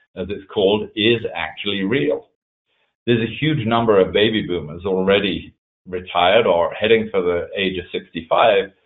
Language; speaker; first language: English; native; English